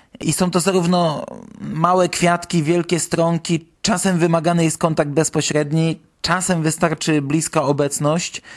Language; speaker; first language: Polish; native; Polish